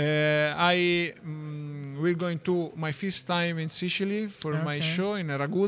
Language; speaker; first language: English; non-native, learner; Italian